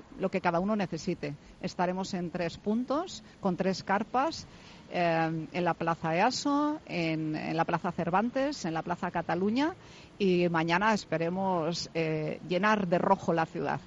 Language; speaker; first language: Spanish; native; Spanish